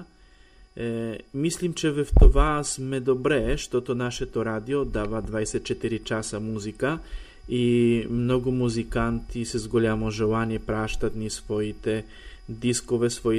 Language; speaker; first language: Bulgarian; non-native, fluent; Polish